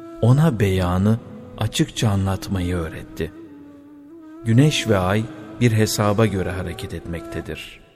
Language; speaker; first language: Turkish; native; Turkish